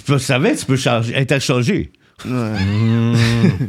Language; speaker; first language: French; early bilingual, heritage; French